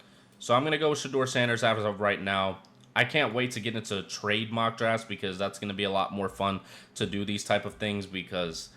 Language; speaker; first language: English; native; English